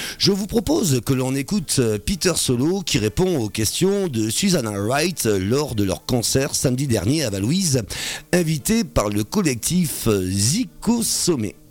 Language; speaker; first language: French; native; French